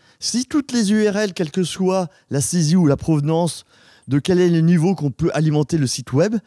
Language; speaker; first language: French; native; French